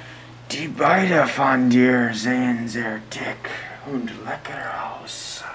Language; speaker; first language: German; non-native, learner; English